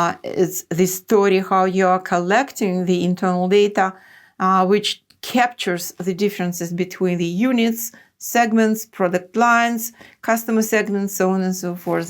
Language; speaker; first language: English; non-native, fluent; Russian